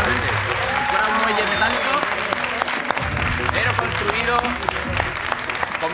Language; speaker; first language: Spanish; native; Spanish